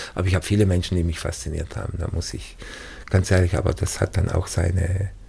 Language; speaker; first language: German; native; German